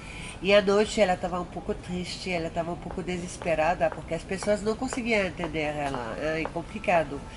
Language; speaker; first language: Portuguese; non-native, fluent; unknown